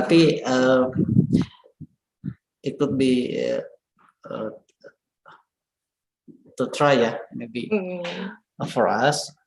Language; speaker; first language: English; non-native, learner; Indonesian